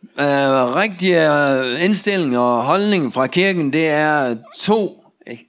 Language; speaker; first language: Danish; non-native, fluent; Russian